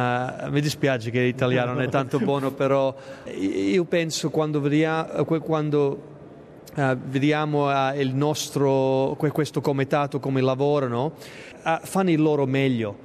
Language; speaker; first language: Italian; early bilingual, heritage; English